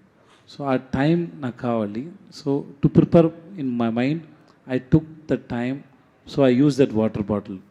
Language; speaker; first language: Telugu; non-native, learner; Tamil